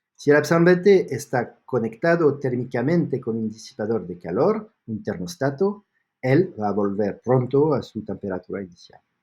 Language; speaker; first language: Spanish; non-native, fluent; French